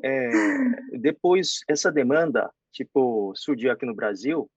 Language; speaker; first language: Portuguese; non-native, fluent; Korean